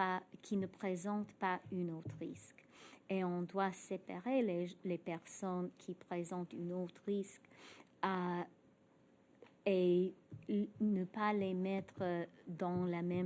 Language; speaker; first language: French; non-native, fluent; English